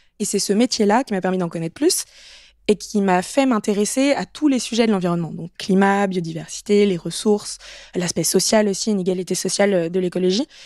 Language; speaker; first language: French; native; French